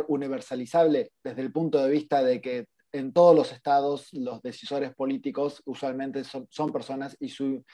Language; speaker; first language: Spanish; native; Spanish